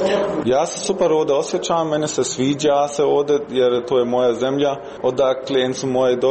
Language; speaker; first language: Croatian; early bilingual, heritage; Croatian